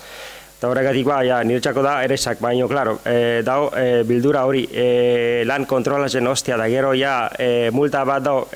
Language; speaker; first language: Basque; non-native, learner; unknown